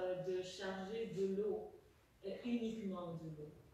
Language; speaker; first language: French; non-native, fluent; Russian